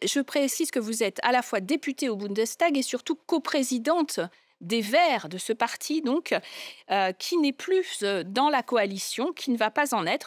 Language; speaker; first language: French; native; French